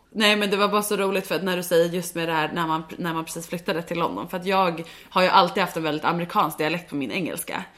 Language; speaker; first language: Swedish; native; Swedish